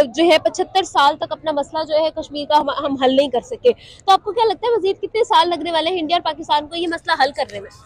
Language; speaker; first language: Urdu; native; Urdu